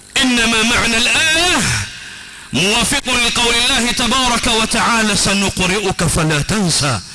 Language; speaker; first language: Arabic; non-native, local second language; Swahili